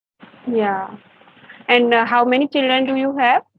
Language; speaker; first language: English; non-native, learner; Hindi